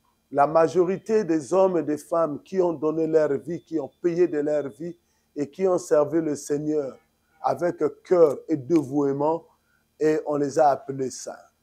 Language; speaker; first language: French; non-native, local second language; Lingala